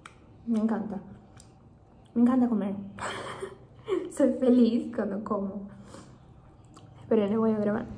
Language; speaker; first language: Spanish; non-native, fluent; Portuguese